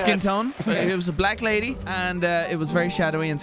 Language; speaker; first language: English; native; English